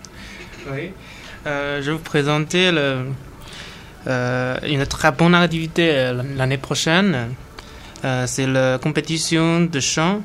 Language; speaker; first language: French; non-native, learner; Chinese